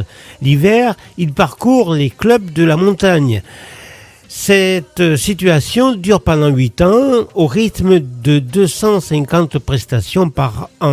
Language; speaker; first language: French; native; French